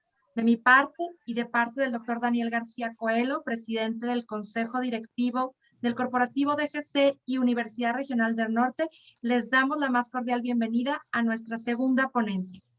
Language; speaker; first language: Spanish; native; Spanish